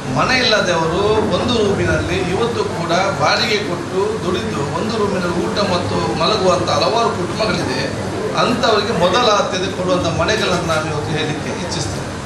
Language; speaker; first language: Kannada; non-native, local second language; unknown